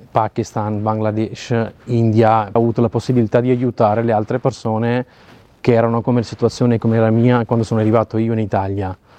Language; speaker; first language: Italian; non-native, learner; Urdu